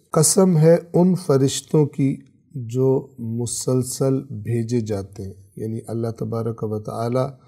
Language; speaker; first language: Urdu; native; Urdu